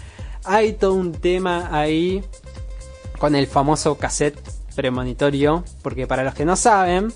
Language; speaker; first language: Spanish; native; Spanish